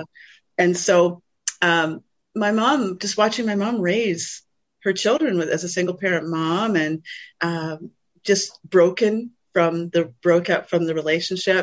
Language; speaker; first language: English; native; English